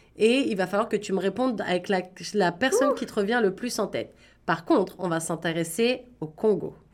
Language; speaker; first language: French; native; French